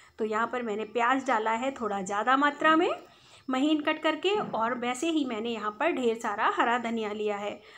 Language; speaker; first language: Hindi; native; Hindi